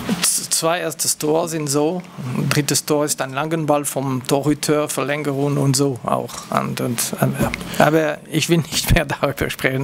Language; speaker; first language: German; non-native, local second language; French